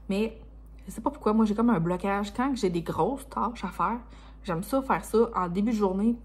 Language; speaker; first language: French; native; French